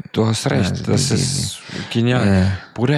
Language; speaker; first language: German; non-native, fluent; Romanian